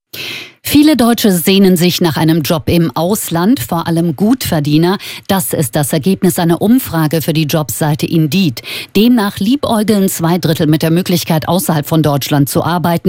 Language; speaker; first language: German; native; German